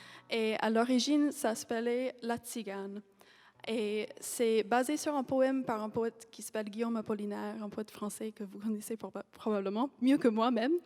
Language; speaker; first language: French; non-native, fluent; English